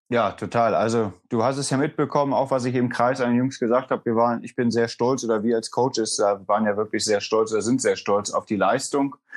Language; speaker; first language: German; native; German